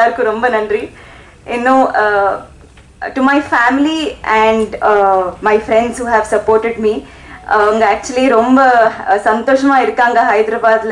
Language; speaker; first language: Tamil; non-native, learner; Telugu